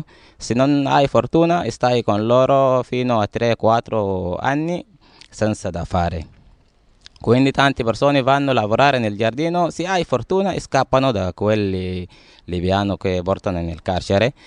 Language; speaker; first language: Italian; non-native, learner; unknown